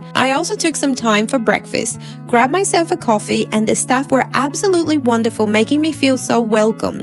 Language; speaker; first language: English; native; English